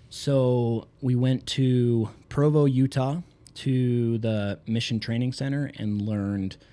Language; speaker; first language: English; native; English